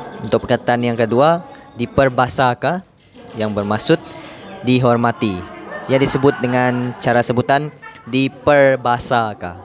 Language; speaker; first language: Malay; non-native, local second language; Iban